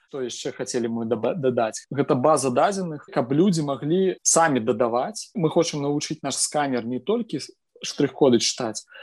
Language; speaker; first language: Belarusian; non-native, local second language; Russian